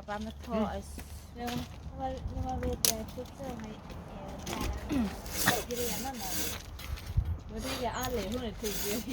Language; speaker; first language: Swedish; non-native, fluent; Thai